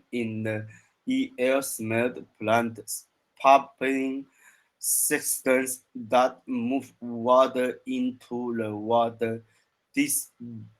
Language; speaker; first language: English; non-native, learner; Chinese